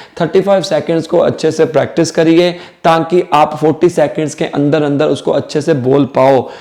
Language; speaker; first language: Hindi; non-native, local second language; Punjabi